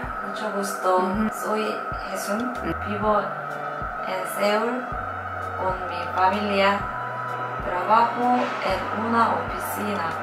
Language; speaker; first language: Spanish; non-native, learner; Korean